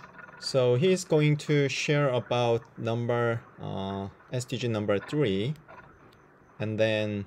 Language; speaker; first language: English; non-native, fluent; Korean